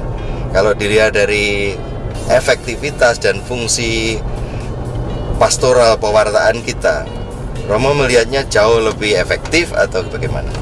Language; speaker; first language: Indonesian; native; Indonesian